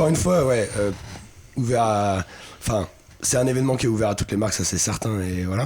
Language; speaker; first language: French; native; French